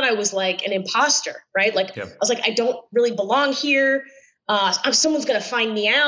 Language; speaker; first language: English; native; English